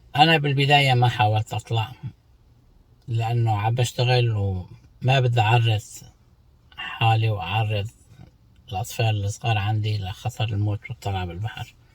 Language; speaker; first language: Arabic; native; Arabic